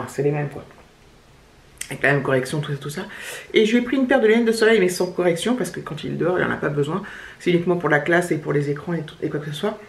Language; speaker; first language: French; native; French